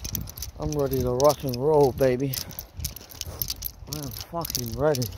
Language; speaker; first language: English; native; English